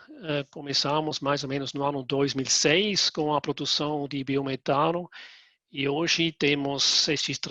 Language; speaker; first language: Portuguese; non-native, fluent; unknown